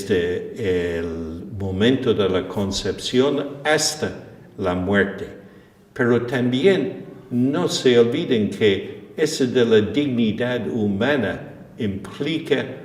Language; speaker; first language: Spanish; non-native, fluent; English